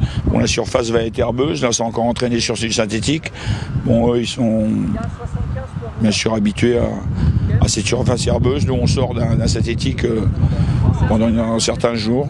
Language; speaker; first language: French; native; French